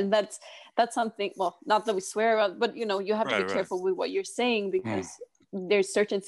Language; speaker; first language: English; non-native, fluent; Swedish